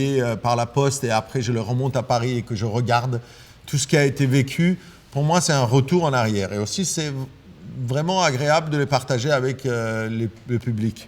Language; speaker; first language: French; non-native, fluent; Persian